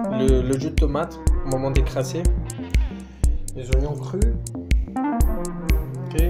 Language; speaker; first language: French; non-native, fluent; Spanish